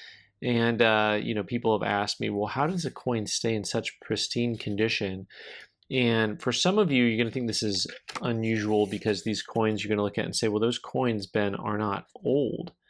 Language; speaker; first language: English; native; English